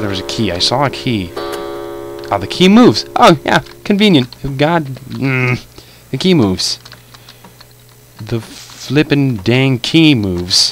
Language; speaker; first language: English; native; English